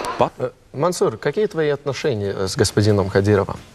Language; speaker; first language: Russian; non-native, local second language; Latvian